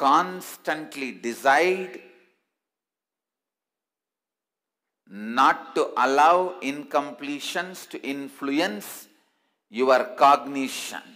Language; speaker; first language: English; non-native, local second language; Tamil